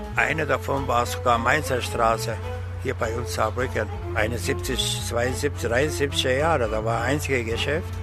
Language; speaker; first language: German; non-native, learner; Turkish